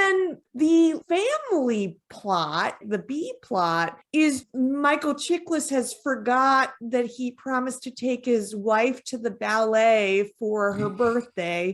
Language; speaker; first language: English; native; English